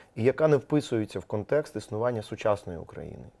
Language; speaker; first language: Ukrainian; non-native, local second language; Russian